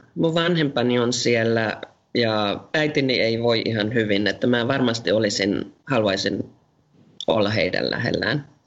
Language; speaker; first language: Finnish; native; Finnish